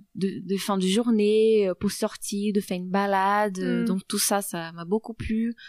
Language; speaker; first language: French; non-native, fluent; Portuguese